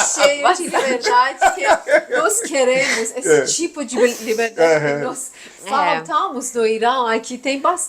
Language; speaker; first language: Portuguese; non-native, learner; Persian